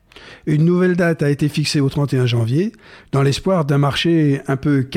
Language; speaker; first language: French; native; French